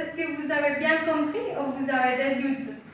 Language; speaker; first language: French; non-native, fluent; Spanish